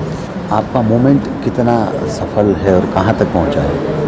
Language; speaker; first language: Hindi; native; Hindi